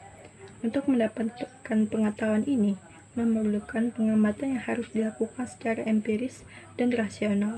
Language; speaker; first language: Indonesian; native; Indonesian